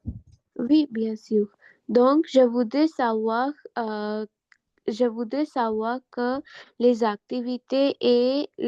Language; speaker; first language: French; non-native, learner; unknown